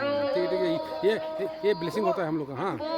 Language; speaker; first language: Hindi; non-native, local second language; Rongmei Naga